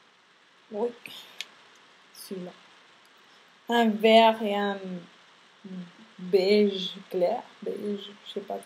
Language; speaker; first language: French; non-native, fluent; Spanish